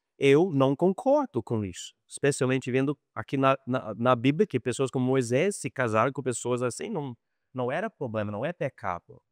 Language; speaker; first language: Portuguese; non-native, fluent; English